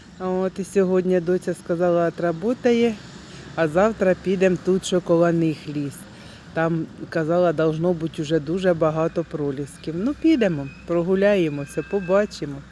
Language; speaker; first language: Ukrainian; native; Ukrainian